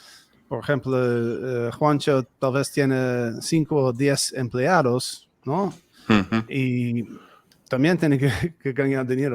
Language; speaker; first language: Spanish; non-native, fluent; Dutch